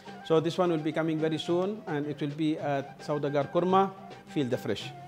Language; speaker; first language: English; non-native, local second language; Arabic